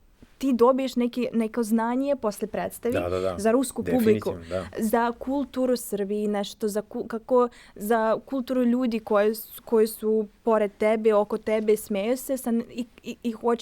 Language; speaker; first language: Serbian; non-native, fluent; Russian